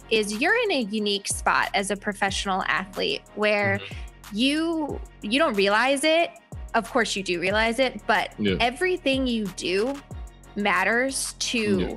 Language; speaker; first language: English; native; English